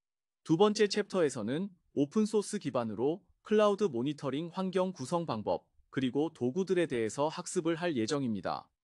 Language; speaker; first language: Korean; native; Korean